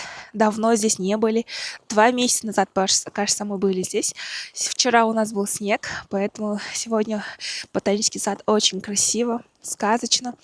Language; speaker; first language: Russian; non-native, local second language; Kazakh